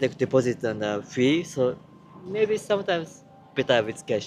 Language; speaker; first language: English; non-native, learner; Japanese